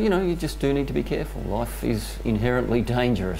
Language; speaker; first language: English; native; English